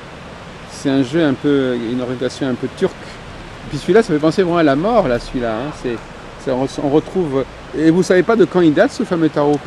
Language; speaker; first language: French; native; French